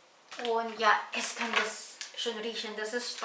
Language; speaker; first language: German; non-native, learner; Filipino